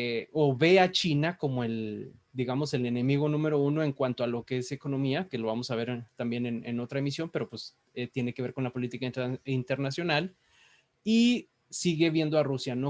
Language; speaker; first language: Spanish; native; Spanish